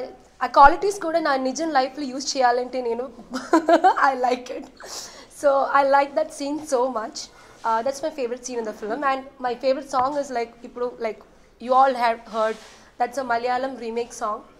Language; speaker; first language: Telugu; non-native, learner; Malayalam